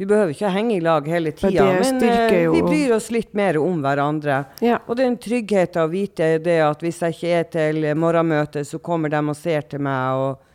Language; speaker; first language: Norwegian; native; Norwegian